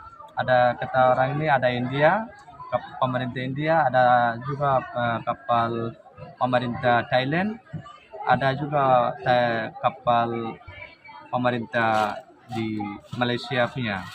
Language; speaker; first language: Indonesian; non-native, learner; Rohingya